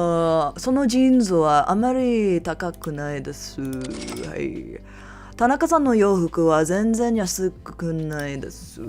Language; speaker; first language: Japanese; non-native, learner; English